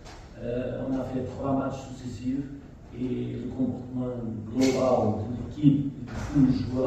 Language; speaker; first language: French; non-native, learner; Portuguese